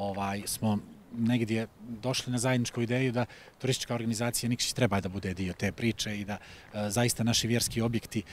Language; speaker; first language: Croatian; native; Croatian